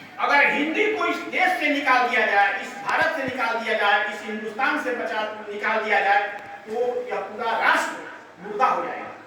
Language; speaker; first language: Hindi; native; Hindi